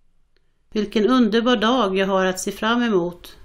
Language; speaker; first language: Swedish; native; Swedish